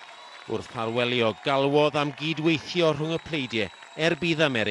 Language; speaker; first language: Welsh; native; Welsh